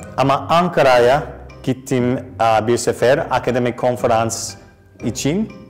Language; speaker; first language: Turkish; non-native, learner; English